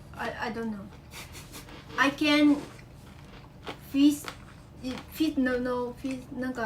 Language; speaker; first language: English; non-native, learner; Vietnamese